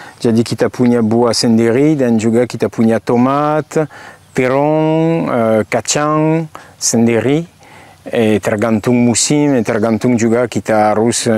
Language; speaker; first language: Indonesian; non-native, fluent; French